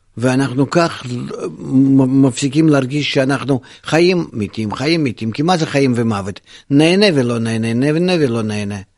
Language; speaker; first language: Hebrew; non-native, fluent; Russian